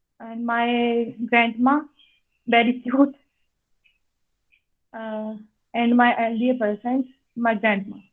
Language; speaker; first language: English; non-native, learner; Hindi